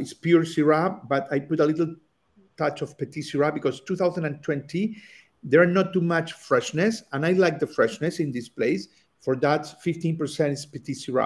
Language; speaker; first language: English; non-native, learner; Spanish